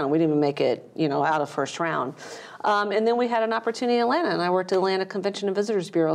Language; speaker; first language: English; native; English